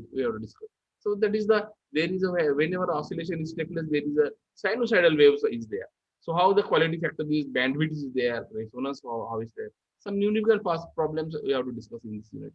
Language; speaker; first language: English; non-native, local second language; Marathi